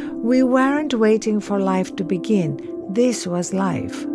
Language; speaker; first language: English; non-native, fluent; Greek